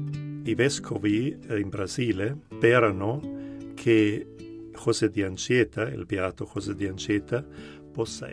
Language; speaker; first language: Italian; non-native, fluent; German